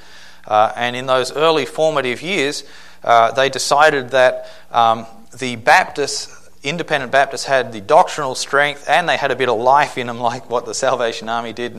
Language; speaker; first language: English; native; English